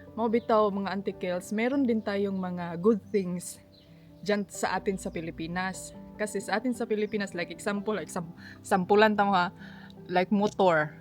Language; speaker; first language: Filipino; non-native, local second language; Cebuano